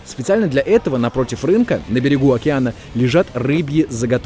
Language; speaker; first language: Russian; native; Russian